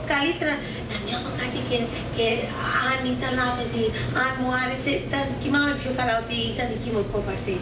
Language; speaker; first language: Greek; early bilingual, heritage; Greek